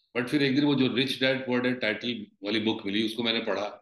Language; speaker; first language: Hindi; native; Hindi